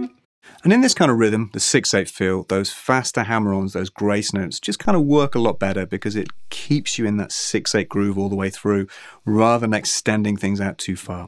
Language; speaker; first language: English; native; English